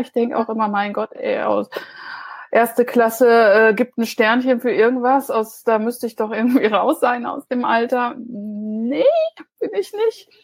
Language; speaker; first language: German; native; German